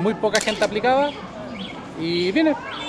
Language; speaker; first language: Spanish; native; Spanish